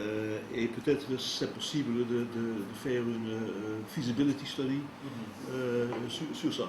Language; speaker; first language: French; non-native, fluent; Dutch